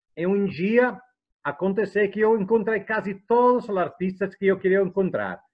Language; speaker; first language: Portuguese; non-native, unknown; Italian